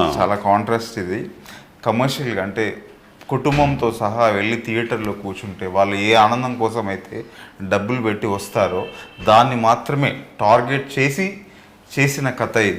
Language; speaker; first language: Telugu; native; Telugu